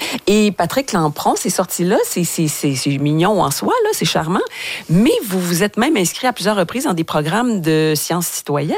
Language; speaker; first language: French; native; French